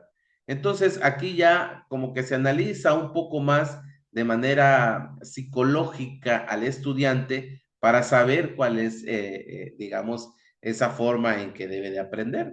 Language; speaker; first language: Spanish; native; Spanish